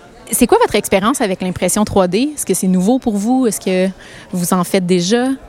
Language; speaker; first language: French; native; French